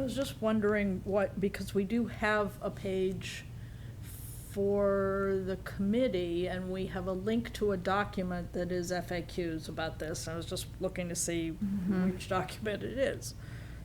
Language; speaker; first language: English; native; English